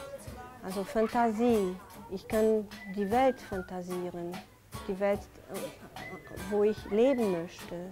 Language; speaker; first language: German; non-native, fluent; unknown